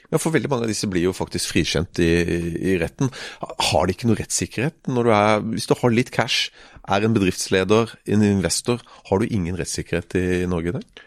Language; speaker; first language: Norwegian; native; Norwegian